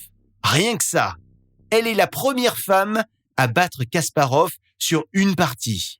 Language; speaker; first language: French; native; French